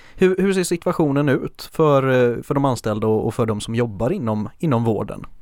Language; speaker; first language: Swedish; native; Swedish